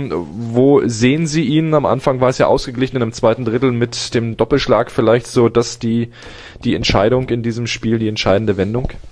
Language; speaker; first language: German; native; German